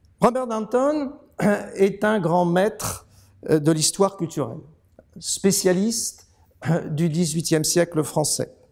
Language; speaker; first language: French; native; French